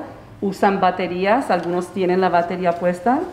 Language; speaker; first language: Spanish; early bilingual, heritage; Spanish